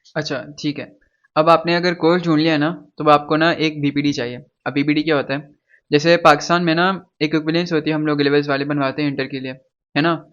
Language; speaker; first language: Urdu; native; Urdu